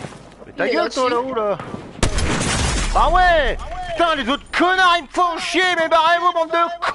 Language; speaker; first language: French; native; French